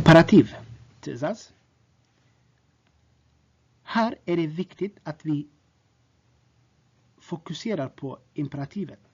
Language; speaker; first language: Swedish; non-native, fluent; Tigrinya